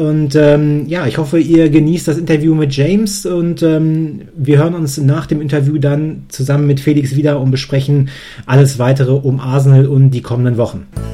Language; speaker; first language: German; native; German